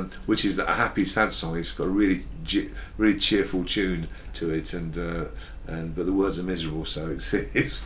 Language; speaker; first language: English; native; English